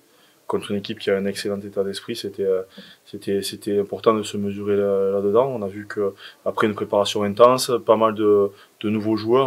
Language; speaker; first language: French; native; French